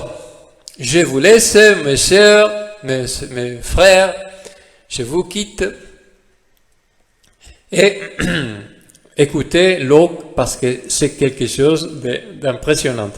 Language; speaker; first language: French; non-native, fluent; Spanish